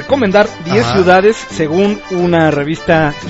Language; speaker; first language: Spanish; native; Spanish